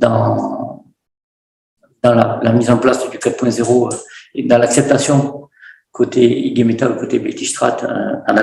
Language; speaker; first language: French; native; French